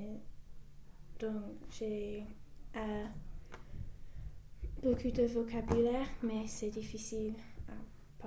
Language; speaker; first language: French; non-native, learner; English